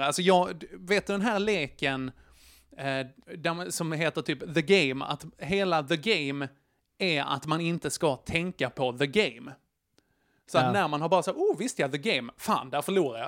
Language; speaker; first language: Swedish; native; Swedish